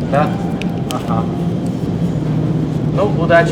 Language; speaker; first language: Russian; non-native, learner; Dutch